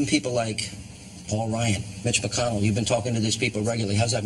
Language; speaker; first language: English; native; English